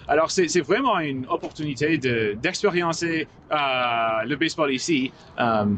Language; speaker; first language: French; non-native, local second language; English